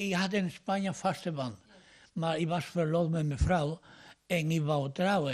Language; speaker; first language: Dutch; non-native, fluent; Spanish